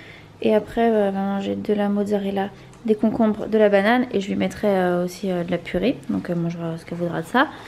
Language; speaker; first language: French; native; French